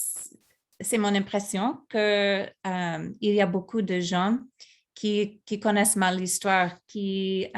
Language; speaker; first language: French; non-native, fluent; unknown